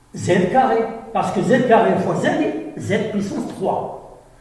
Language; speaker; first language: French; non-native, local second language; Arabic